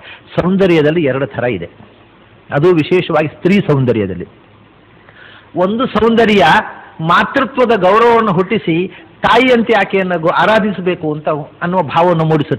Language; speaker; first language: Kannada; native; Kannada